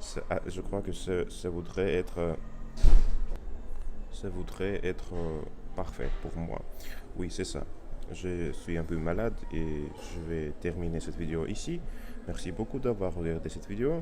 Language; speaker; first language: French; non-native, learner; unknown